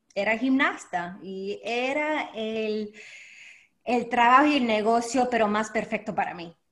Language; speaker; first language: Spanish; early bilingual, heritage; Spanish